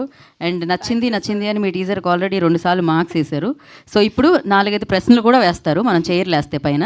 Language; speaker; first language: Telugu; native; Telugu